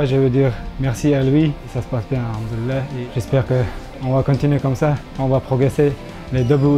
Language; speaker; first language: French; non-native, learner; Chechen